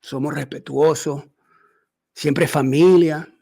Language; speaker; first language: Spanish; early bilingual, heritage; Spanish